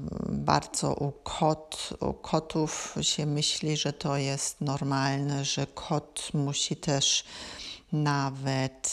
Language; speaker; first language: Polish; non-native, learner; German